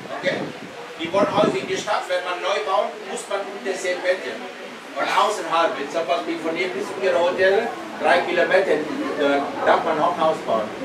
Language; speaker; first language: German; non-native, learner; Vietnamese